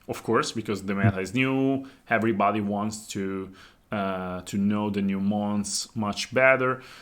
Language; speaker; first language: English; non-native, fluent; Italian